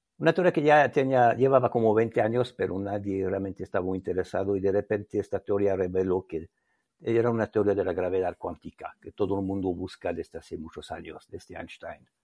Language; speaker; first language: Spanish; non-native, fluent; French